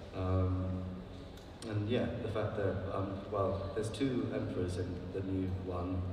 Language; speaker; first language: English; native; English